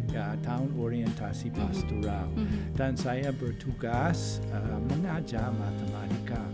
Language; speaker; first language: Indonesian; non-native, fluent; English